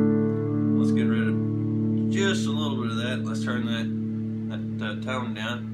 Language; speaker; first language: English; native; English